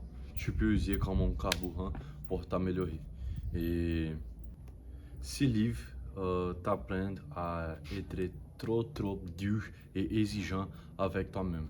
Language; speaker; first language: French; non-native, learner; Portuguese